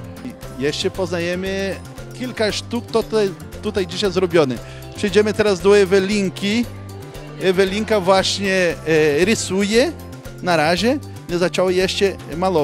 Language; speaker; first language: Polish; early bilingual, heritage; Portuguese